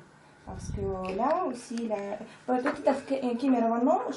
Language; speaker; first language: French; non-native, fluent; Russian